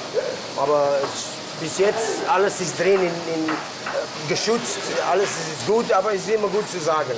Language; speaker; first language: German; non-native, learner; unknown